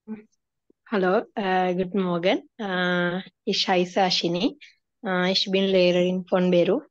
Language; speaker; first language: German; non-native, learner; Sinhala